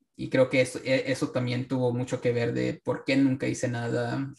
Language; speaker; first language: Spanish; early bilingual, heritage; Spanish